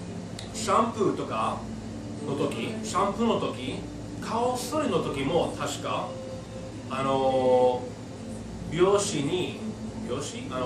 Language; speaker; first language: Japanese; non-native, fluent; English